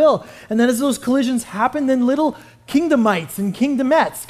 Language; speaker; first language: English; native; English